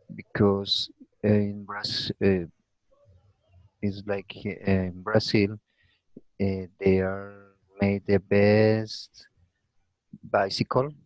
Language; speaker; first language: English; non-native, learner; Spanish